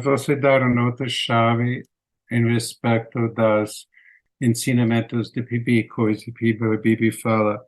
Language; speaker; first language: Portuguese; non-native, learner; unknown